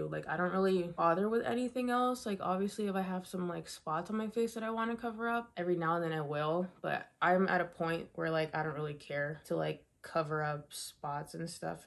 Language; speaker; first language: English; native; English